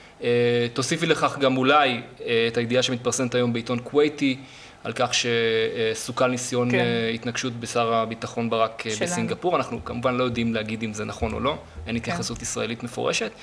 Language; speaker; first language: Hebrew; native; Hebrew